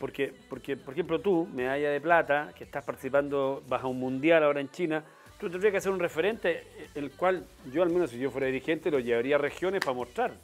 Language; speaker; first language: Spanish; native; Spanish